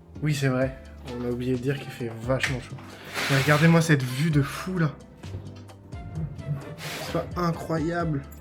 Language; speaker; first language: French; native; French